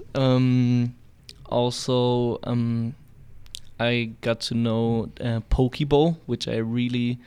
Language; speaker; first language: English; non-native, fluent; German